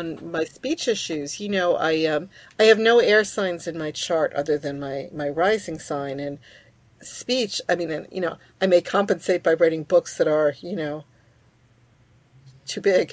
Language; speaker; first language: English; early bilingual, other home language; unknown